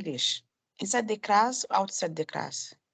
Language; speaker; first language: English; non-native, learner; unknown